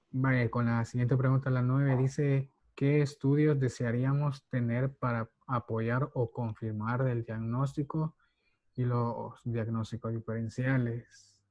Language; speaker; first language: Spanish; native; Spanish